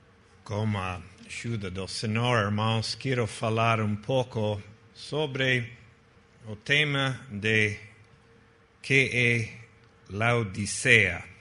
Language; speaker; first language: Portuguese; non-native, fluent; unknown